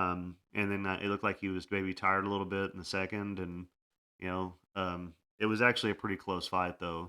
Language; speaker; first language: English; native; English